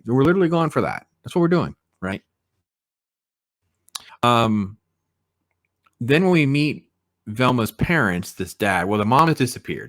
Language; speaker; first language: English; native; English